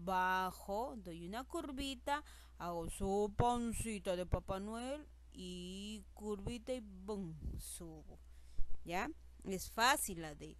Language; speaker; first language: Spanish; native; Spanish